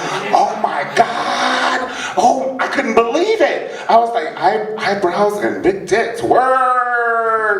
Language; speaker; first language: English; native; English